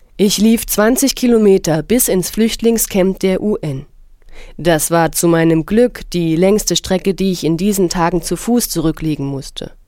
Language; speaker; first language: German; non-native, fluent; Arabic